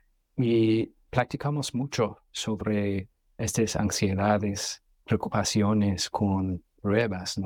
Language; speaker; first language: Spanish; non-native, fluent; English